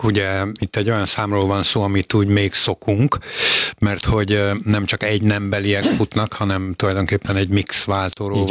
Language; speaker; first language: Hungarian; native; Hungarian